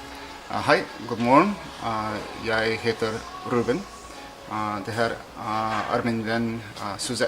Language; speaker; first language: Norwegian; non-native, learner; Spanish